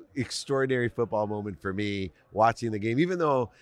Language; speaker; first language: English; native; English